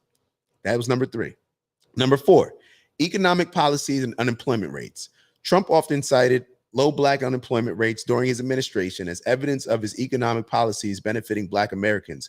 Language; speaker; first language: English; native; English